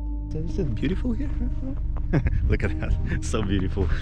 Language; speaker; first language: English; non-native, learner; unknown